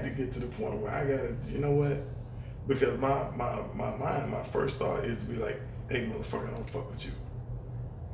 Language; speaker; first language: English; native; English